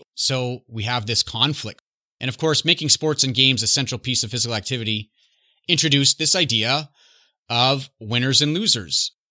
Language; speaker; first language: English; native; English